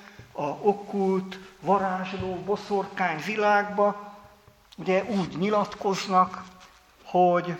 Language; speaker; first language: Hungarian; native; Hungarian